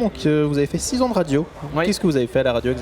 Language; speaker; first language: French; native; French